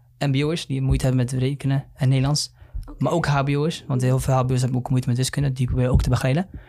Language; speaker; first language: Dutch; early bilingual, other home language; Somali